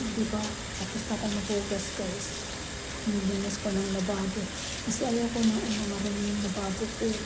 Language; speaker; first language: Filipino; non-native, local second language; Waray